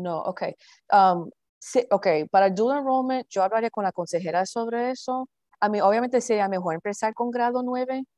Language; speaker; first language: Spanish; early bilingual, heritage; Spanish